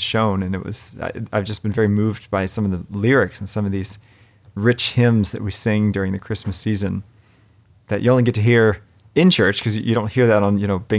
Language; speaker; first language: English; native; English